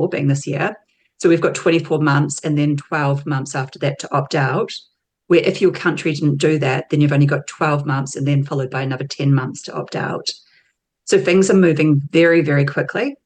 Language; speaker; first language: English; native; English